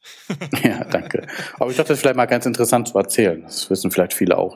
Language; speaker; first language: German; native; German